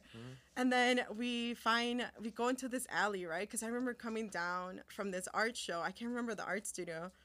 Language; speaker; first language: English; early bilingual, other home language; Spanish